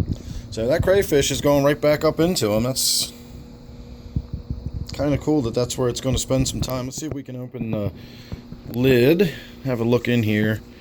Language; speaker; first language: English; native; English